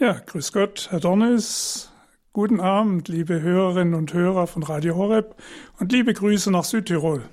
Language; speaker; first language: German; native; German